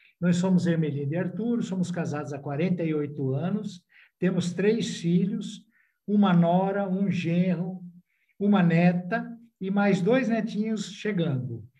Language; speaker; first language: Portuguese; non-native, fluent; Italian